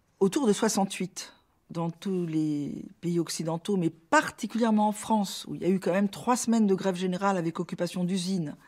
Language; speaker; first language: French; native; French